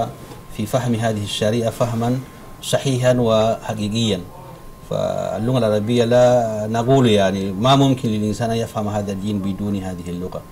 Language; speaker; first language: Arabic; non-native, fluent; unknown